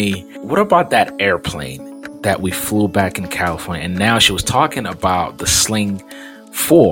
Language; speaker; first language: English; non-native, local second language; Yoruba